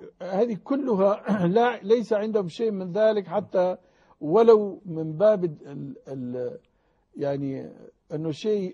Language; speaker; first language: Arabic; native; Arabic